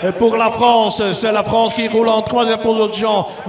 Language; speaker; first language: French; non-native, local second language; Dutch